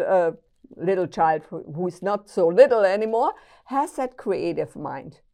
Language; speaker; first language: English; non-native, fluent; German